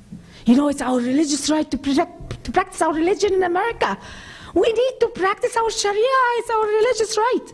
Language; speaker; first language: English; non-native, fluent; Arabic